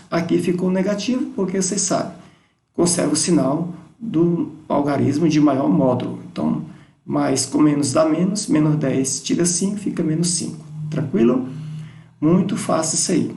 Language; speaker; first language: Portuguese; native; Portuguese